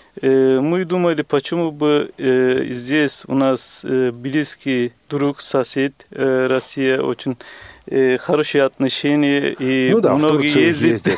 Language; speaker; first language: Russian; non-native, fluent; Turkish